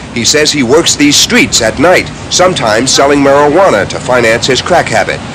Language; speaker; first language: English; native; English